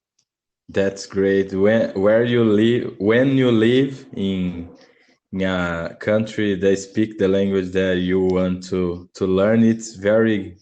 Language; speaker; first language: English; non-native, learner; Portuguese